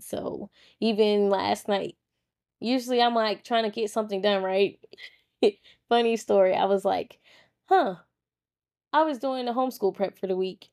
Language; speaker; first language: English; native; English